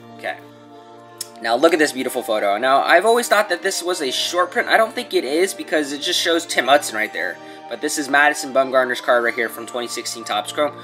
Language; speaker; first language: English; native; English